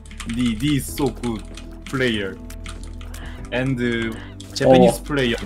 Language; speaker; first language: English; non-native, learner; Korean